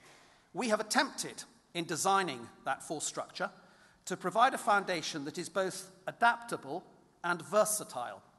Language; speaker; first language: English; native; English